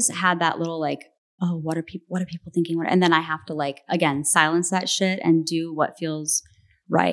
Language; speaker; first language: English; native; English